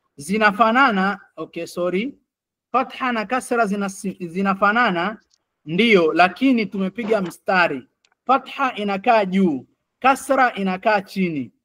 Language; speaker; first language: Swahili; native; Swahili